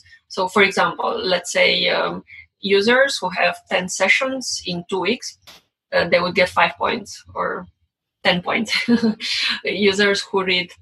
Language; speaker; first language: English; non-native, fluent; Romanian